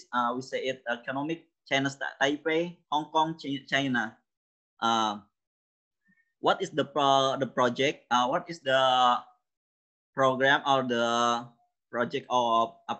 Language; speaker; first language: English; non-native, learner; Indonesian